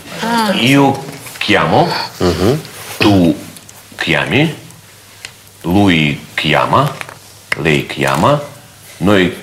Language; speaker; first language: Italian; non-native, learner; Russian